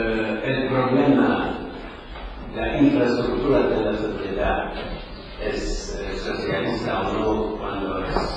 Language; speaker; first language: Spanish; non-native, fluent; Polish